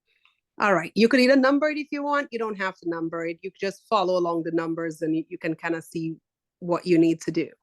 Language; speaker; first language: English; native; English